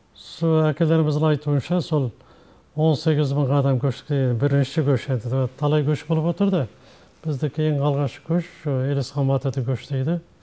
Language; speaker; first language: Kazakh; early bilingual, heritage; Kazakh